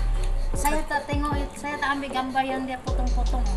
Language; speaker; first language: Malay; non-native, learner; Filipino